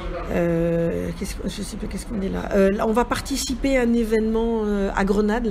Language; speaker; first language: French; native; French